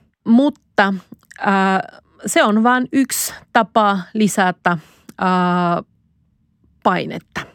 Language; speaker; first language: Finnish; non-native, fluent; Spanish